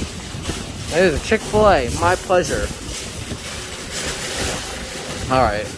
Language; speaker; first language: English; native; English